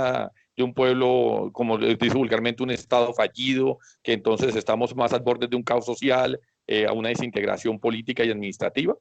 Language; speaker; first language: Spanish; native; Spanish